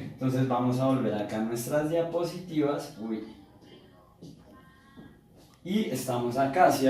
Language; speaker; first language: Spanish; native; Spanish